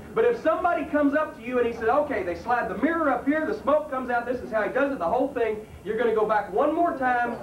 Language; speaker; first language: English; native; English